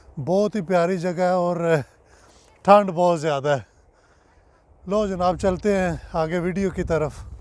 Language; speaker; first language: Urdu; non-native, local second language; Punjabi